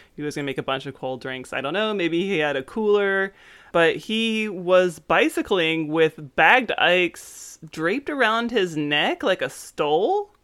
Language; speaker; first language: English; native; English